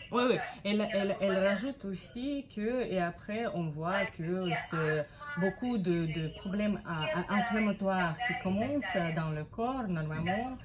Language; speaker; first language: French; non-native, fluent; Russian